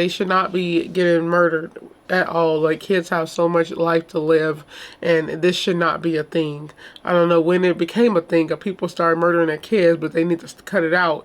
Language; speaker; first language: English; native; English